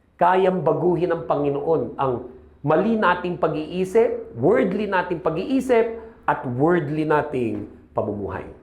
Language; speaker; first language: Filipino; native; Filipino